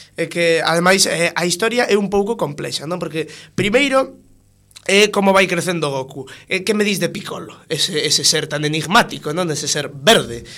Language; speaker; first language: Galician; non-native, local second language; Spanish